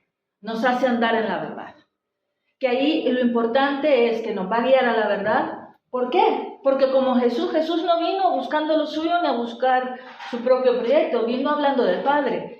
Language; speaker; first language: Spanish; native; Spanish